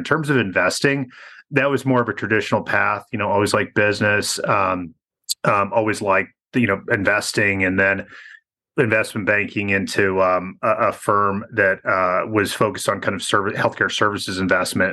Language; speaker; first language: English; native; English